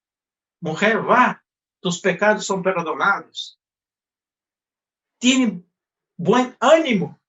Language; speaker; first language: Spanish; non-native, fluent; Portuguese